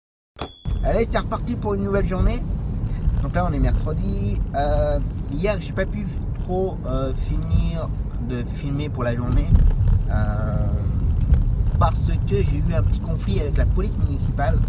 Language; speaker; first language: French; native; French